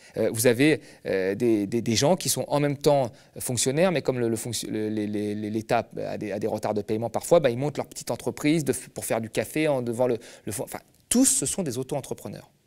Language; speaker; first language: French; native; French